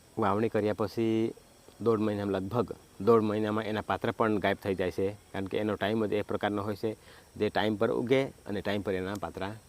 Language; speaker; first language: Gujarati; non-native, local second language; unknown